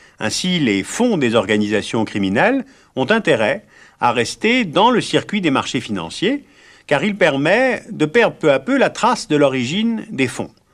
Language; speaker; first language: French; native; French